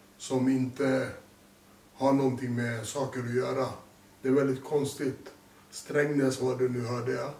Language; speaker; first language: Swedish; early bilingual, other home language; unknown